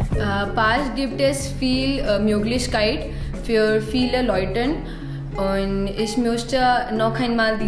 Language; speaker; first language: German; non-native, learner; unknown